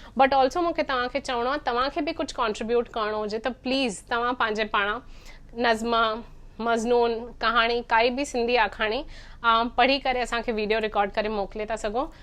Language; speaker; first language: Sindhi; early bilingual, heritage; Sindhi